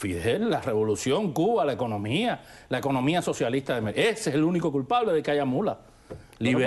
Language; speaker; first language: Spanish; native; Spanish